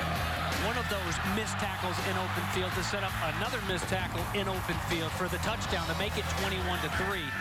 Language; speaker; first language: English; native; English